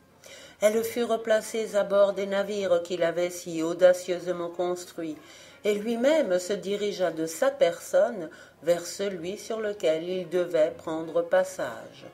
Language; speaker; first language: French; native; French